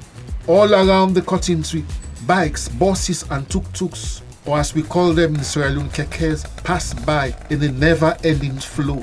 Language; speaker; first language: English; non-native, local second language; Krio